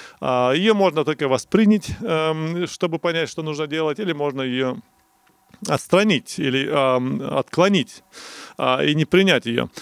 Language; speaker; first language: Russian; non-native, local second language; Romanian